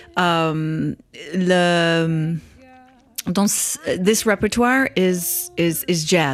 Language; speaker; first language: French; non-native, learner; English